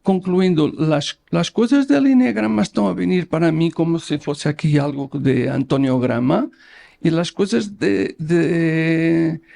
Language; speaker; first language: Spanish; non-native, learner; Portuguese